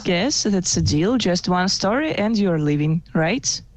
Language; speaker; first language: English; non-native, fluent; Russian